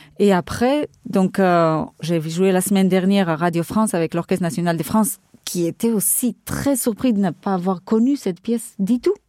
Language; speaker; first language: French; non-native, fluent; Portuguese